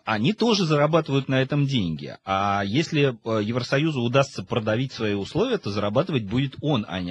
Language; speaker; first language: Russian; native; Russian